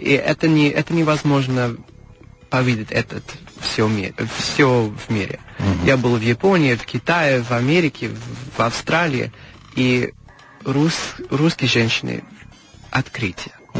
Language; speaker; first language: Russian; non-native, learner; English